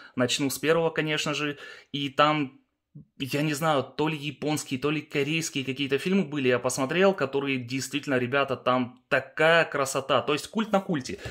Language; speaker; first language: Russian; early bilingual, heritage; Russian